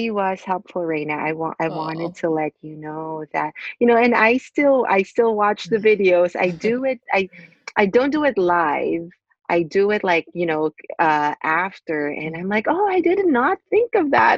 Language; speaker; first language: English; non-native, local second language; Filipino